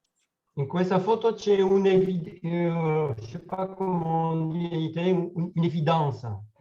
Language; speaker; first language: Italian; non-native, learner; French